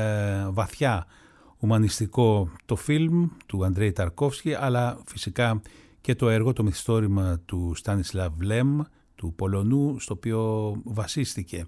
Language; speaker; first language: Greek; native; Greek